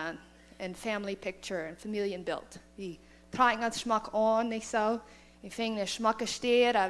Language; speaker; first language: German; non-native, learner; Plautdietsch